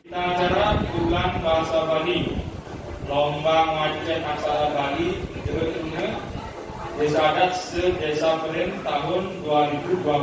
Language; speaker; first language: Indonesian; non-native, local second language; Balinese